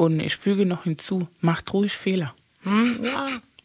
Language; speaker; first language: German; non-native, fluent; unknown